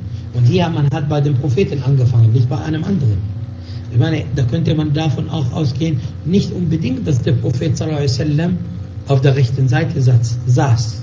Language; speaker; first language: German; non-native, fluent; Arabic